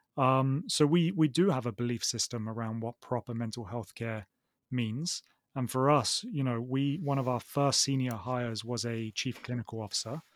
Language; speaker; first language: English; native; English